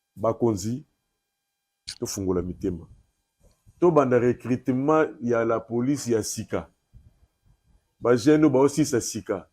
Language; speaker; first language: Lingala; native; Lingala